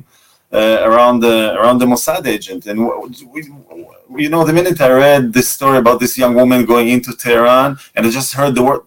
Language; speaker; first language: English; non-native, fluent; Russian